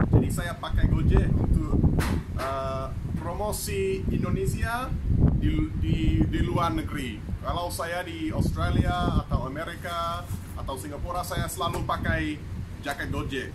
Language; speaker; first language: Indonesian; non-native, fluent; English